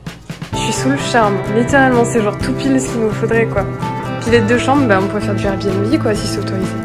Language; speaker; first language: French; native; French